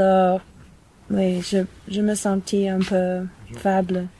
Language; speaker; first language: French; non-native, learner; English